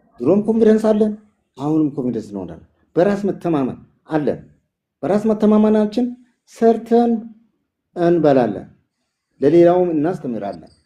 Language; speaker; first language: Amharic; non-native, local second language; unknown